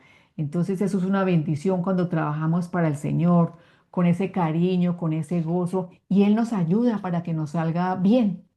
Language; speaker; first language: Spanish; native; Spanish